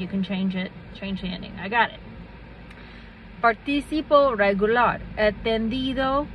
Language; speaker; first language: English; native; English